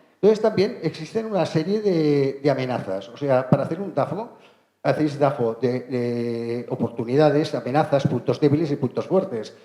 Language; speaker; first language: Spanish; non-native, local second language; Catalan